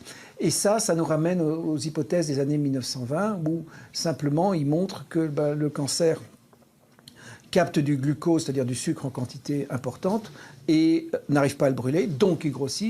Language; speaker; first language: French; native; French